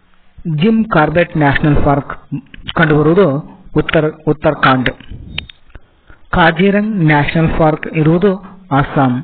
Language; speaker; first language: Kannada; native; Kannada